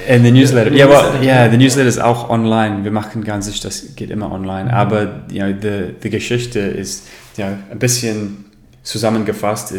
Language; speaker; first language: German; non-native, learner; English